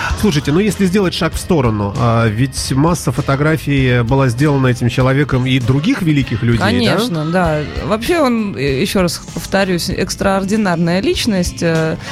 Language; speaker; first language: Russian; native; Russian